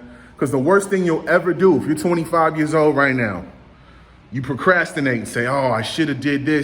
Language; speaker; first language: English; native; English